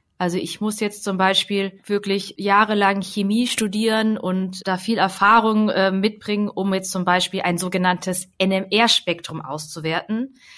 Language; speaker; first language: German; early bilingual, other home language; Vietnamese